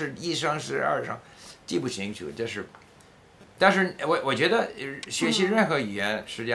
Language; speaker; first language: Chinese; non-native, fluent; English